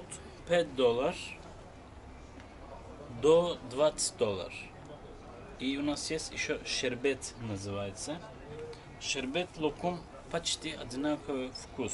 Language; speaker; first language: Russian; non-native, learner; Turkish